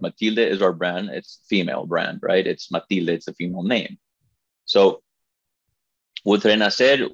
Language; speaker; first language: English; non-native, fluent; Spanish